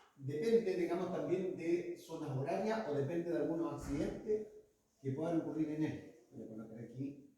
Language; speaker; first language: Spanish; native; Spanish